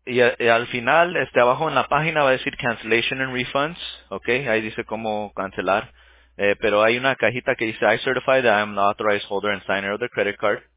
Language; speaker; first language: Spanish; early bilingual, heritage; English